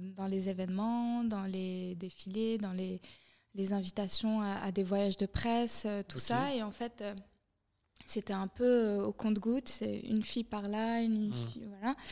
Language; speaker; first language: French; non-native, local second language; Arabic